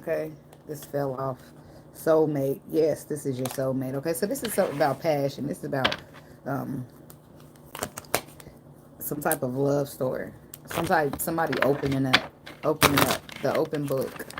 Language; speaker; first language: English; native; English